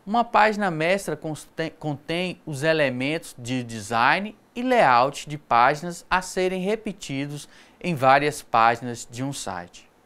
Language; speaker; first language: Portuguese; native; Portuguese